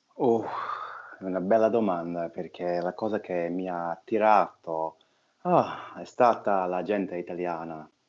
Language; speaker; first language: Italian; non-native, fluent; English